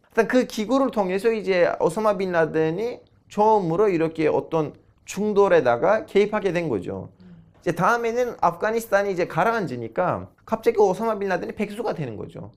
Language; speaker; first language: Korean; non-native, fluent; Turkish